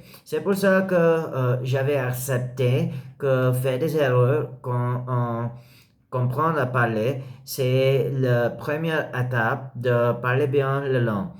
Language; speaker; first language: French; non-native, learner; English